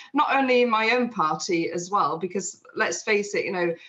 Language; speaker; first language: English; native; English